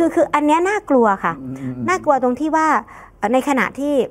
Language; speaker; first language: Thai; native; Thai